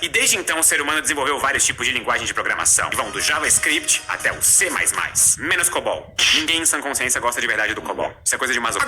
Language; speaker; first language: Portuguese; native; Portuguese